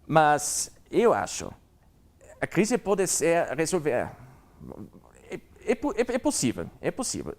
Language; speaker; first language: Portuguese; non-native, learner; German